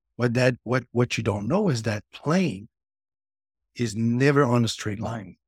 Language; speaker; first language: English; native; English